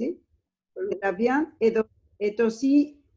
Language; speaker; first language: French; non-native, learner; Spanish